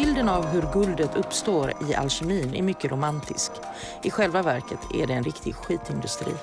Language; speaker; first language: Swedish; native; Swedish